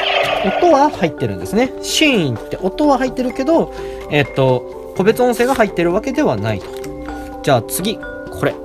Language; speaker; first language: Japanese; native; Japanese